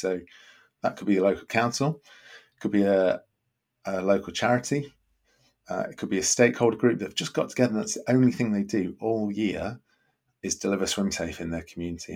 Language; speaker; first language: English; native; English